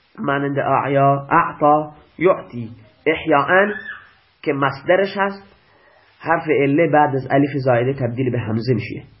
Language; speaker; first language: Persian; non-native, local second language; Baluchi